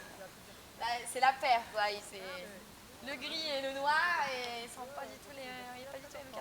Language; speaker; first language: French; native; French